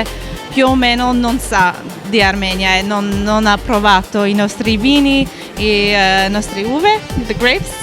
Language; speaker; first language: Italian; non-native, learner; Armenian